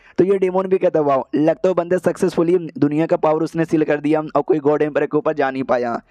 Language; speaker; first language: Hindi; native; Hindi